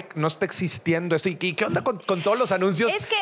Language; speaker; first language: Spanish; native; Spanish